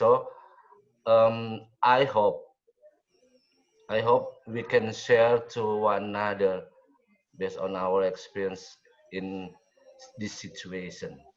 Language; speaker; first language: English; non-native, learner; Indonesian